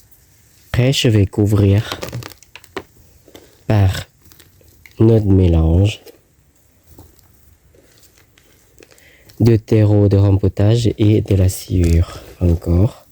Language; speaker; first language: French; non-native, learner; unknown